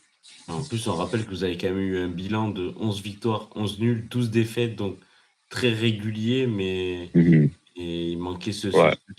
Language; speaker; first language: French; native; French